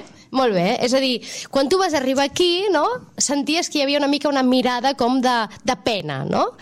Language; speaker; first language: Catalan; native; Catalan